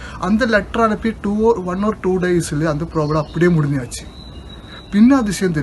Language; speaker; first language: Tamil; non-native, learner; Malayalam